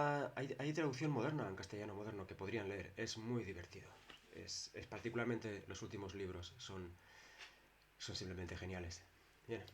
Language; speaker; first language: Spanish; native; Spanish